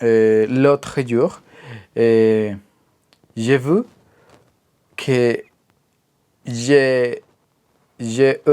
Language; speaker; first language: French; non-native, learner; Spanish